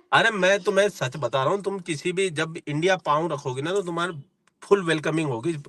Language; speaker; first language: Hindi; native; Hindi